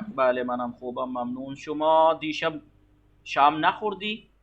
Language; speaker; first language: Persian; non-native, fluent; Urdu